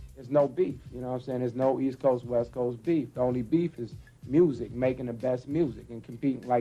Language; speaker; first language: English; native; English